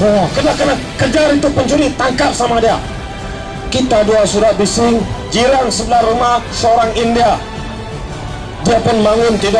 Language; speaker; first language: Malay; native; Malay